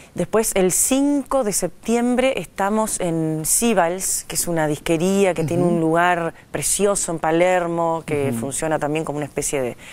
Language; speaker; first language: Spanish; native; Spanish